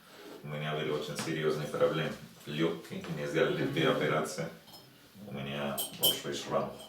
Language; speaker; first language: Russian; non-native, learner; Spanish